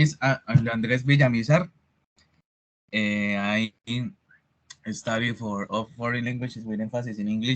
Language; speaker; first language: English; non-native, learner; Spanish